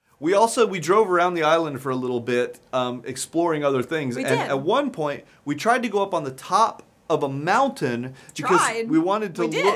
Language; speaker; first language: English; native; English